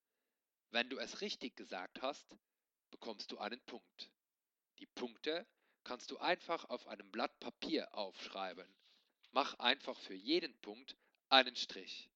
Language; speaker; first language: German; non-native, local second language; Luxembourgish